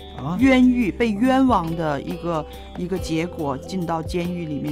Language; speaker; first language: Chinese; native; Chinese